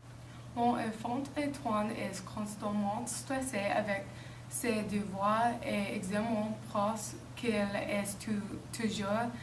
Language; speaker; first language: French; non-native, learner; English